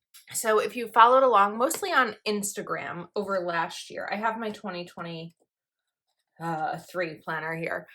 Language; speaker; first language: English; native; English